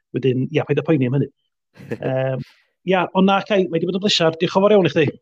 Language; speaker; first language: Welsh; native; Welsh